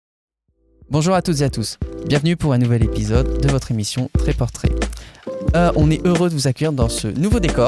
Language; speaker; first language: French; native; French